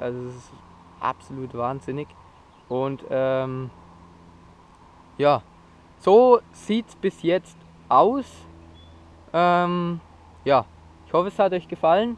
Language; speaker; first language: German; native; German